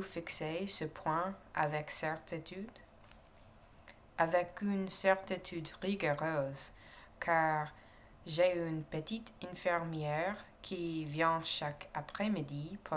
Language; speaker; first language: French; non-native, learner; English